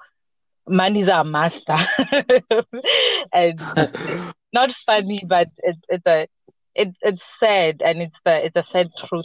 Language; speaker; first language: English; non-native, local second language; Southern Sotho